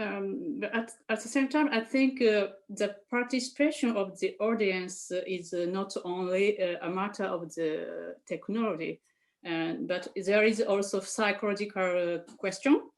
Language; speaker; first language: English; non-native, fluent; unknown